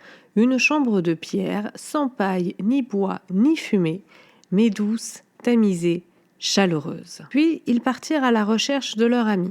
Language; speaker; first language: French; native; French